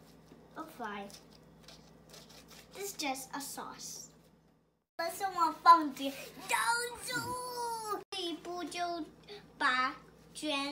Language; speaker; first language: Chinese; early bilingual, heritage; Chinese